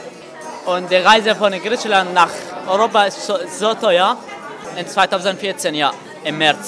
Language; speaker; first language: German; non-native, learner; Arabic